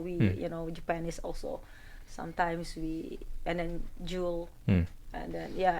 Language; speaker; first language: English; non-native, fluent; Indonesian